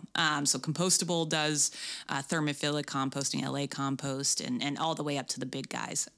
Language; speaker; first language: English; native; English